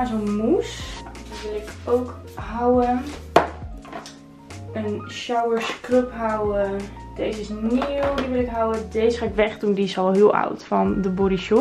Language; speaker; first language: Dutch; native; Dutch